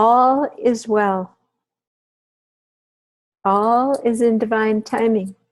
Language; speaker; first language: English; native; English